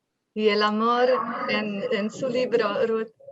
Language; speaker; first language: Spanish; non-native, fluent; Slovenian